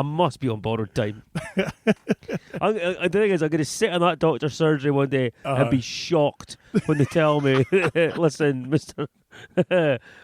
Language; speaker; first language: English; native; English